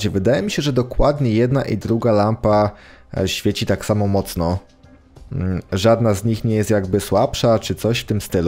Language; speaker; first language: Polish; native; Polish